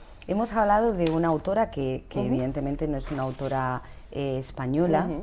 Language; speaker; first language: Spanish; native; Spanish